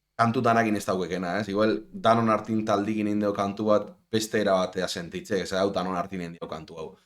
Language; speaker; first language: Basque; native; Basque